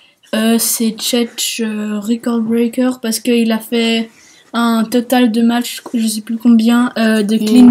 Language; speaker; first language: French; native; French